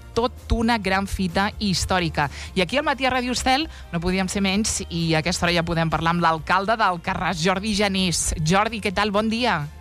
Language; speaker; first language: Catalan; native; Catalan